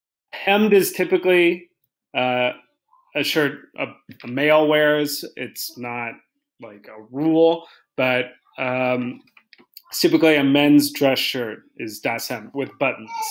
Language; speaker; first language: English; native; English